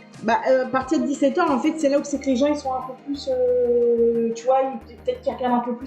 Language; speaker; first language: French; native; French